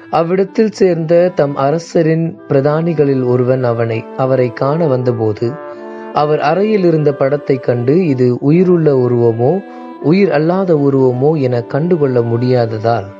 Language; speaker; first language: Tamil; native; Tamil